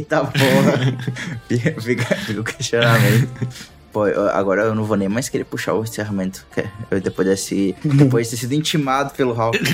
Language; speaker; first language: Portuguese; native; Portuguese